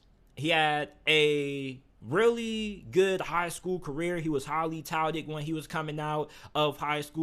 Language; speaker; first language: English; native; English